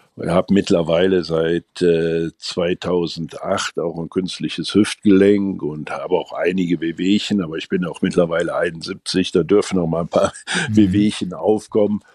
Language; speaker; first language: German; native; German